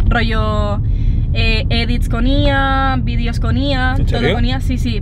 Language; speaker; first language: Spanish; non-native, local second language; German